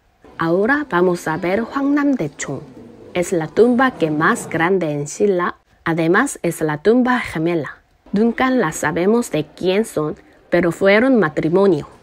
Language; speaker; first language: Spanish; non-native, learner; Korean